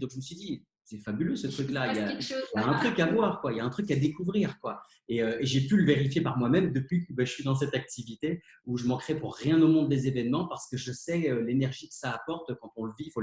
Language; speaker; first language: French; native; French